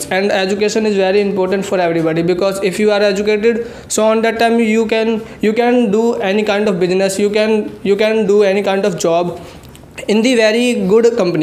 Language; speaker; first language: English; non-native, learner; Hindi